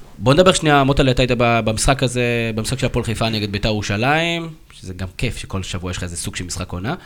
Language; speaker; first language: Hebrew; native; Hebrew